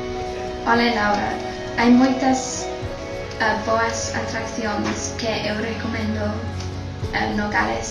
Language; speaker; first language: Spanish; non-native, learner; English